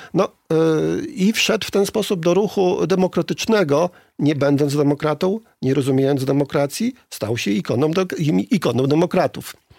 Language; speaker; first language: Polish; native; Polish